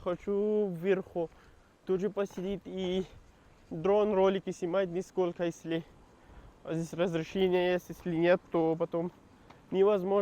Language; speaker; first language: Russian; non-native, learner; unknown